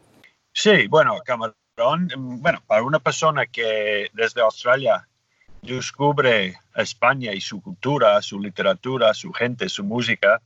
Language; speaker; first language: Spanish; non-native, fluent; English